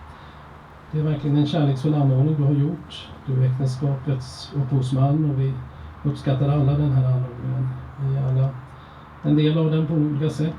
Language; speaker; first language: Swedish; native; Swedish